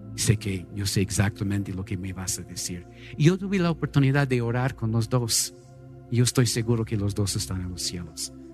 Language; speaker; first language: Spanish; non-native, fluent; English